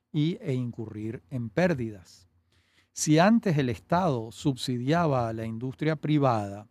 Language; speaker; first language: Spanish; native; Spanish